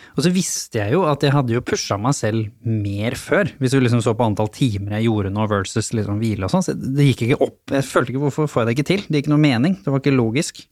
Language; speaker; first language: Norwegian; native; Norwegian